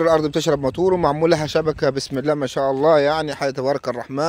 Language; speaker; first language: Arabic; native; Arabic